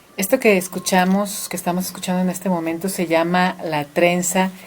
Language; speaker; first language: Spanish; native; Spanish